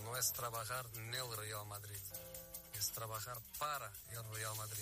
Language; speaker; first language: Spanish; non-native, fluent; Portuguese